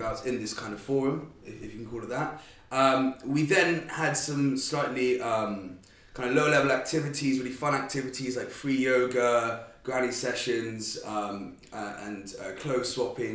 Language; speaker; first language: English; native; English